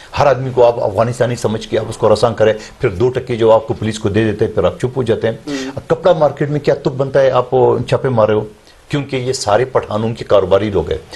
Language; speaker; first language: Urdu; non-native, local second language; Pashto